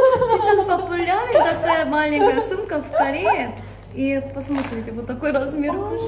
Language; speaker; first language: Russian; non-native, fluent; Korean